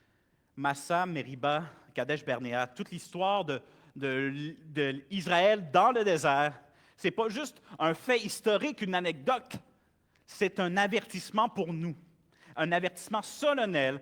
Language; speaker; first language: French; native; French